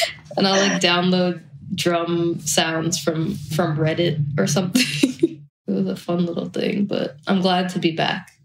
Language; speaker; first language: English; native; English